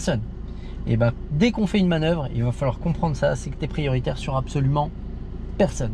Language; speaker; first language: French; native; French